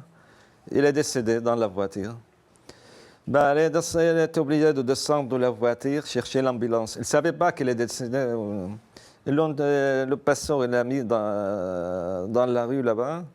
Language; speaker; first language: French; non-native, fluent; Arabic